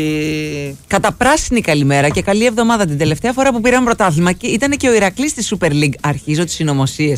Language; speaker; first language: Greek; native; Greek